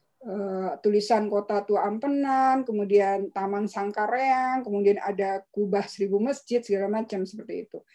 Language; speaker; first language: Indonesian; native; Indonesian